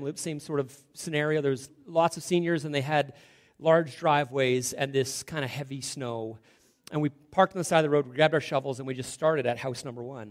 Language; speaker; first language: English; native; English